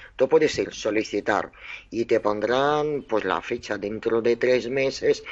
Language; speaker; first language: Spanish; non-native, fluent; Russian